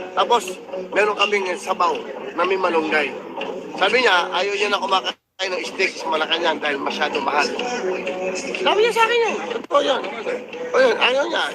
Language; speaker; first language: Filipino; native; Filipino